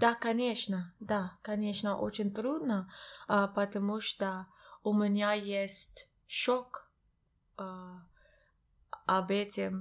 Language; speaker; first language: Russian; non-native, learner; English